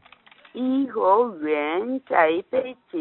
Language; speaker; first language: Chinese; non-native, learner; Korean